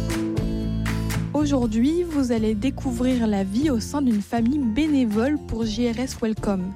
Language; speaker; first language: French; native; French